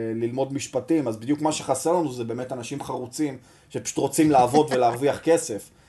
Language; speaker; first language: Hebrew; native; Hebrew